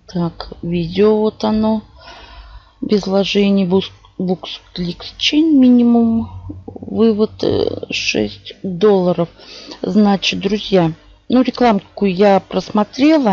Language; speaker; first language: Russian; native; Russian